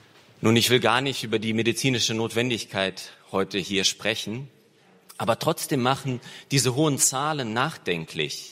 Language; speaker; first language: German; native; German